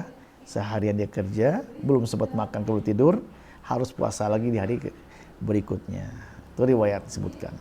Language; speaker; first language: Indonesian; native; Indonesian